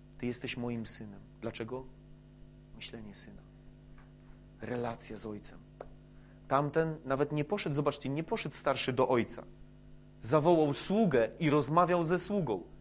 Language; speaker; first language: Polish; non-native, fluent; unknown